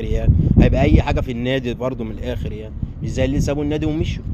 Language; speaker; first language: Arabic; native; Arabic